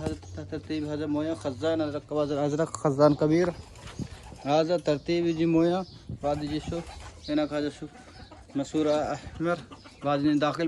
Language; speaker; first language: Arabic; non-native, learner; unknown